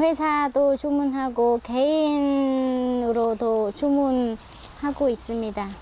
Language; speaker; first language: Korean; non-native, learner; Vietnamese